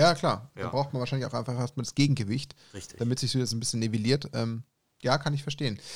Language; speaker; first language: German; native; German